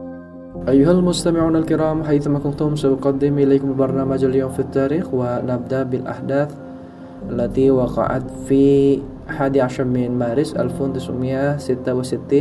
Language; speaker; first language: Arabic; non-native, fluent; Indonesian